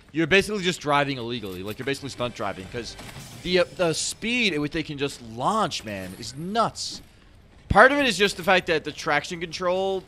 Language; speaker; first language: English; native; English